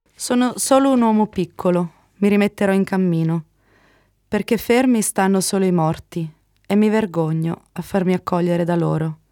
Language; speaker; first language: Italian; native; Italian